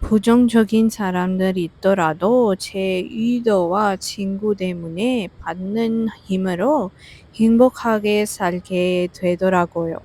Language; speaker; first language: Korean; non-native, fluent; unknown